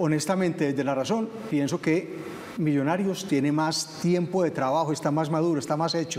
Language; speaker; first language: Spanish; native; Spanish